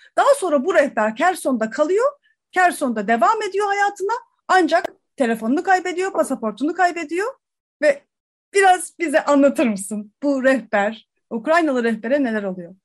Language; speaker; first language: Turkish; native; Turkish